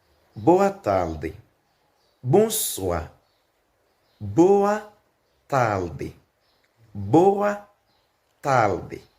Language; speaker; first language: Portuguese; non-native, learner; Haitian Creole